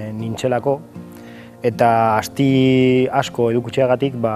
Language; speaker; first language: Basque; non-native, local second language; Spanish